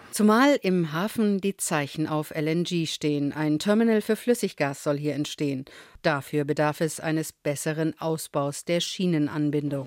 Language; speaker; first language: German; native; German